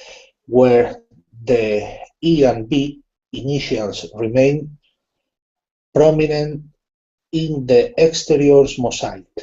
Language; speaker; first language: English; non-native, learner; Spanish